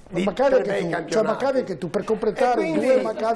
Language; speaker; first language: Italian; native; Italian